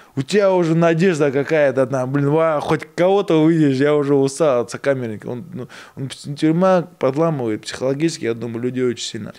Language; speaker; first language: Russian; native; Russian